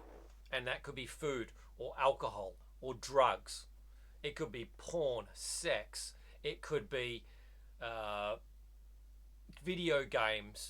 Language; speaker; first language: English; native; English